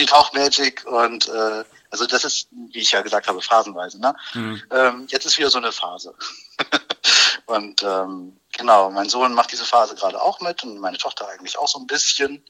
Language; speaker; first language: German; native; German